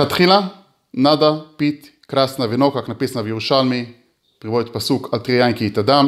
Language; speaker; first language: Russian; early bilingual, heritage; Hebrew